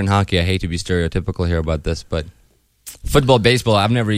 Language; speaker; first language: English; non-native, fluent; Ukrainian